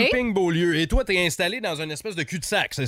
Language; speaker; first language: French; native; French